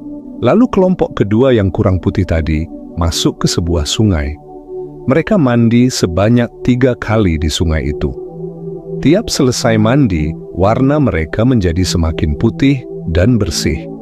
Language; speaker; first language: Indonesian; native; Indonesian